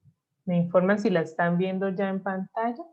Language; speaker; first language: Spanish; native; Spanish